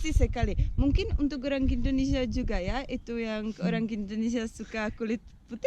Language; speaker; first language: Indonesian; non-native, learner; Czech